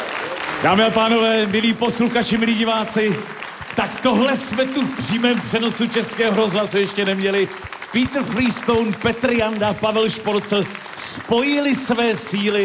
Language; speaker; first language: Czech; native; Czech